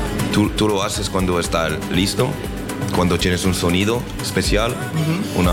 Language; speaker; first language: Spanish; non-native, learner; French